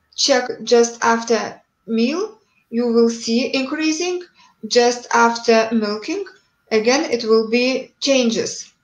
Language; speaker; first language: English; non-native, learner; Lithuanian